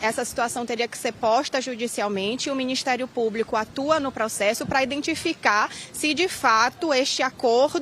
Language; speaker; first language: Portuguese; native; Portuguese